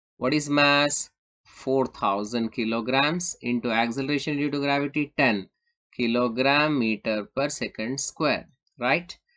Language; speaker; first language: English; non-native, local second language; Urdu